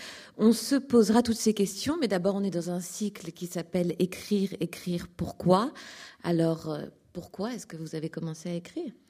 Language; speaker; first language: French; native; French